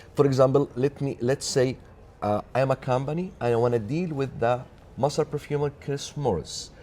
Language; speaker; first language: English; non-native, learner; Arabic